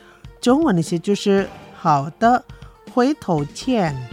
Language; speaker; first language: Chinese; early bilingual, heritage; Chinese